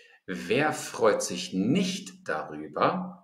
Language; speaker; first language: German; non-native, fluent; English